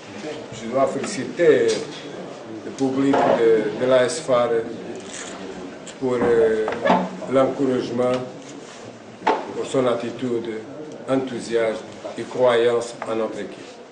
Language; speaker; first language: French; non-native, fluent; Portuguese